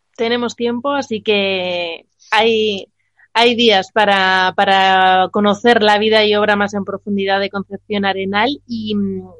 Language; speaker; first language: Spanish; native; Spanish